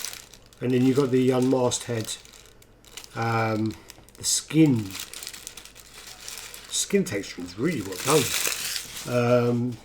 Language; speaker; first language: English; native; English